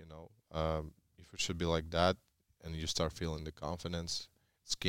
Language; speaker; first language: English; non-native, learner; Russian